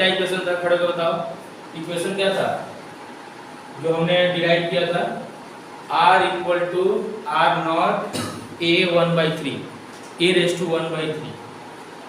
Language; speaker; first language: Hindi; native; Hindi